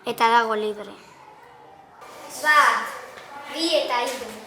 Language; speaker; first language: Basque; non-native, local second language; Spanish